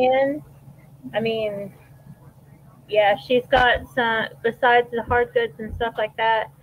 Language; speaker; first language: English; native; English